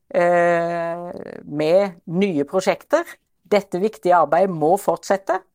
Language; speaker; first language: Norwegian; native; Norwegian